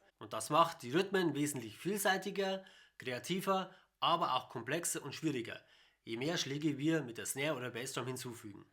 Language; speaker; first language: German; native; German